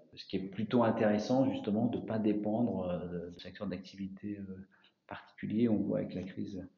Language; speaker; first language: French; native; French